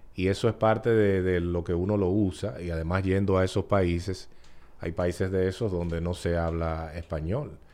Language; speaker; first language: Spanish; native; Spanish